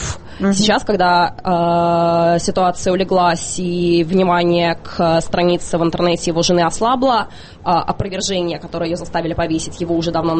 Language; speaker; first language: Russian; native; Russian